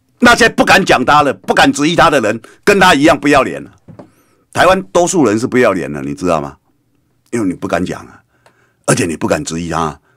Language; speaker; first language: Chinese; native; Chinese